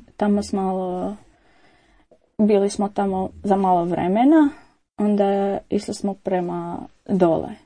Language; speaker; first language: Croatian; non-native, learner; Arabic